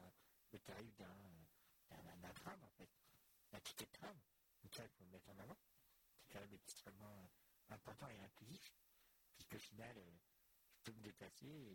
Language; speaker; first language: French; native; French